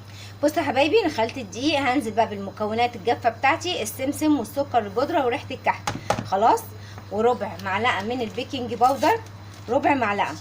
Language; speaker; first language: Arabic; native; Arabic